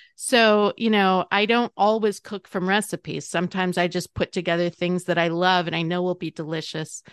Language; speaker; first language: English; native; English